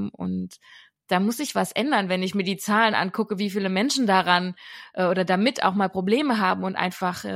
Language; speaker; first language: German; native; German